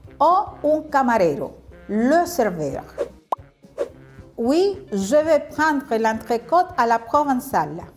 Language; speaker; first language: French; non-native, fluent; Spanish